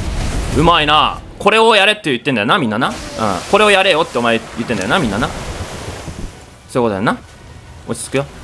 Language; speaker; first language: Japanese; native; Japanese